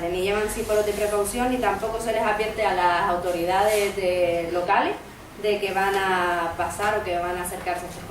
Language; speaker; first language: Spanish; native; Spanish